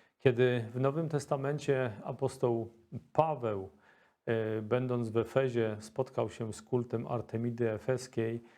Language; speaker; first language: Polish; native; Polish